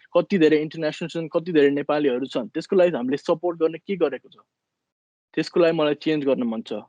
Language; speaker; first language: Nepali; early bilingual, other home language; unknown